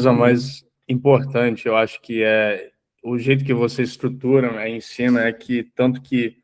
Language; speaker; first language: Portuguese; early bilingual, heritage; English